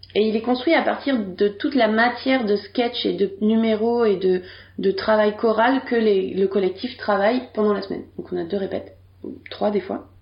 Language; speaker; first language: French; native; French